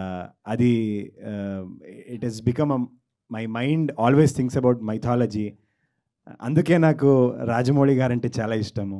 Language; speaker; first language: Telugu; non-native, learner; Kannada